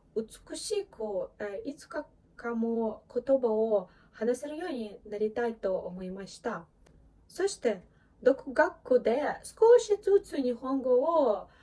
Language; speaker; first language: Japanese; non-native, fluent; Ukrainian